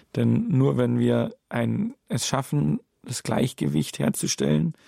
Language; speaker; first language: German; native; German